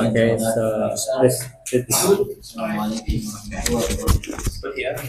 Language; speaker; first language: English; non-native, fluent; Indonesian